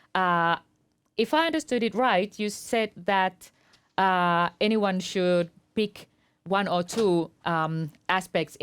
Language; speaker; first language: English; non-native, fluent; Finnish